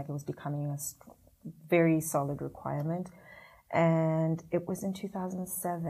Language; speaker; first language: English; non-native, local second language; Shona